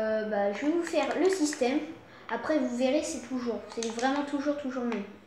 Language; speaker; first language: French; native; French